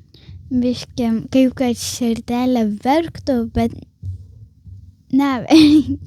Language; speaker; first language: Lithuanian; early bilingual, heritage; Lithuanian